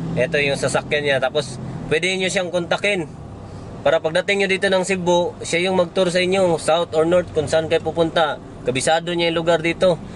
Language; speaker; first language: Filipino; non-native, local second language; Cebuano